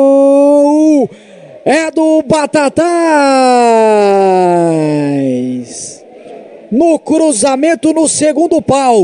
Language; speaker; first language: Portuguese; native; Portuguese